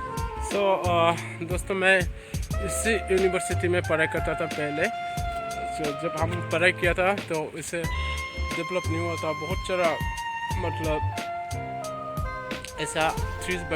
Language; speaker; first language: Hindi; non-native, local second language; Bodo